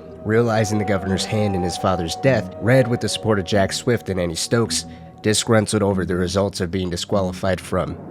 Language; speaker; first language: English; native; English